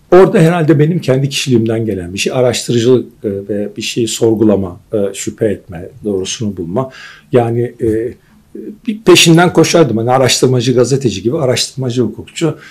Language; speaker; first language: Turkish; native; Turkish